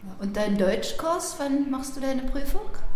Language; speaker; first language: German; native; German